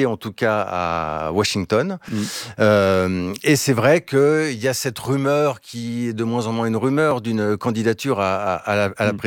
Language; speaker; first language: French; native; French